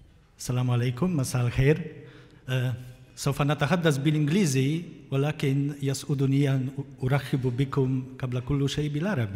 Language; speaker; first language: Arabic; non-native, fluent; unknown